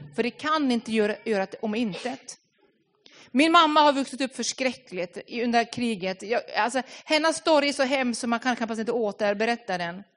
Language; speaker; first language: Swedish; non-native, fluent; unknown